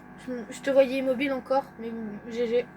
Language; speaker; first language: French; native; French